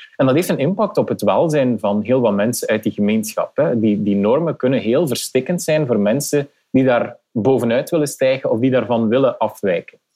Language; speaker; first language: Dutch; native; Dutch